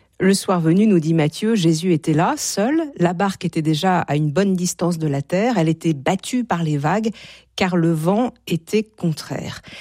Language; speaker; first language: French; native; French